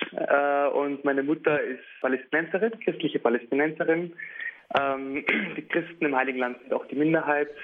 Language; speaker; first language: German; early bilingual, heritage; German